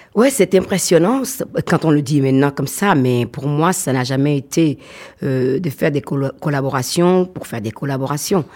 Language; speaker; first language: French; non-native, local second language; Fon